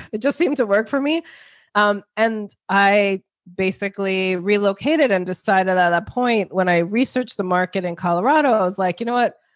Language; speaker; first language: English; native; English